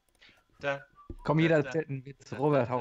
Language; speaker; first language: German; native; German